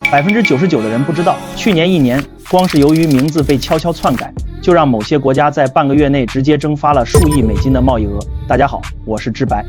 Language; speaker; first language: Chinese; native; Chinese